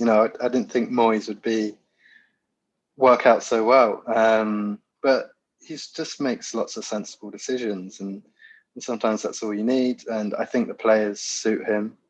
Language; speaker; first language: English; native; English